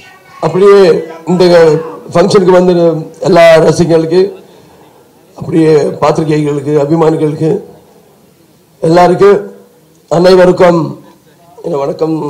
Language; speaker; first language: Tamil; non-native, local second language; Telugu